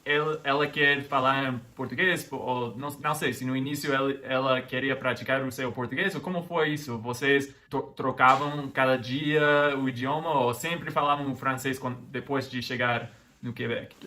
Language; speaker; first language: Portuguese; non-native, fluent; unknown